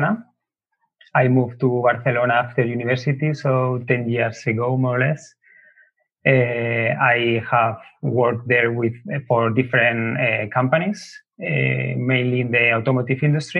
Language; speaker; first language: English; non-native, fluent; Spanish